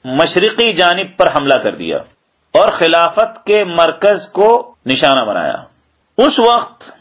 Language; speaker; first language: Urdu; native; Urdu